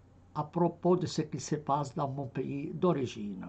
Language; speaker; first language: French; non-native, fluent; Arabic